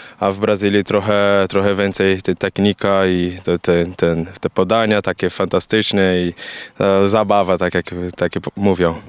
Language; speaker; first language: Polish; non-native, learner; Portuguese